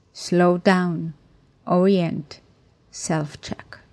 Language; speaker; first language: English; non-native, fluent; Hebrew